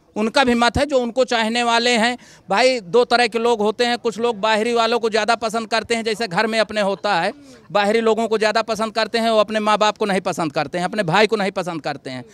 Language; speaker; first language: Hindi; native; Hindi